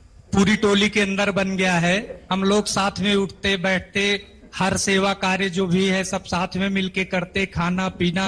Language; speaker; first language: Hindi; native; Hindi